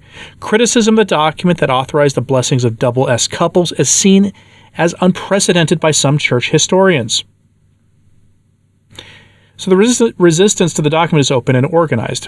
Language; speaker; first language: English; native; English